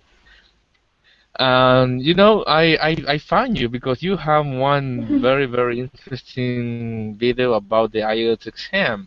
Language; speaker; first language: English; non-native, learner; Spanish